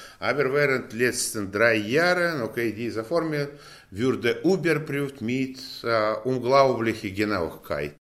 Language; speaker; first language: German; non-native, fluent; Russian